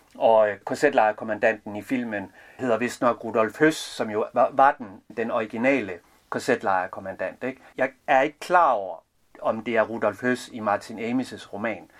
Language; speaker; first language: Danish; early bilingual, other home language; Serbian